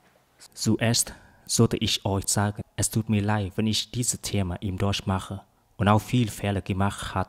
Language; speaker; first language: German; non-native, learner; Vietnamese